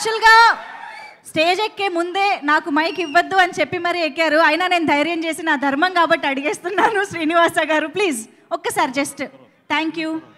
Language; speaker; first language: Telugu; native; Telugu